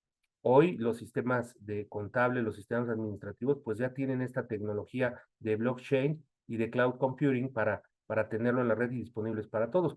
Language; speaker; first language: Spanish; native; Spanish